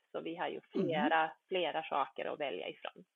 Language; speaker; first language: Swedish; early bilingual, other home language; Bosnian